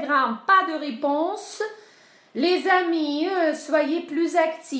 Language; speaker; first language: French; non-native, fluent; Russian